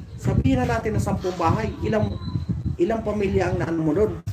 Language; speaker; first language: Filipino; native; Filipino